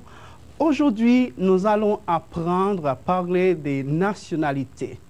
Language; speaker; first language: French; non-native, fluent; Spanish